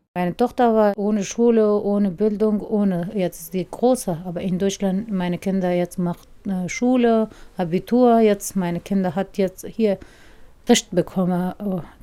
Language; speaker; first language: German; non-native, learner; Persian